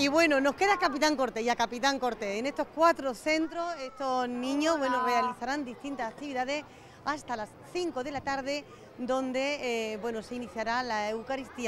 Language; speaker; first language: Spanish; native; Spanish